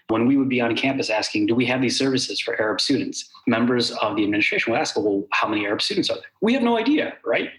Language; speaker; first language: English; early bilingual, other home language; Arabic